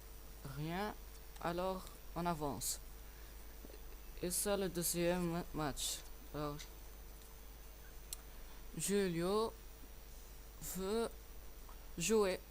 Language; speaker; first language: French; non-native, learner; English